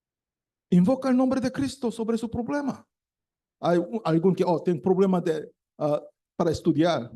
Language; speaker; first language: Spanish; non-native, learner; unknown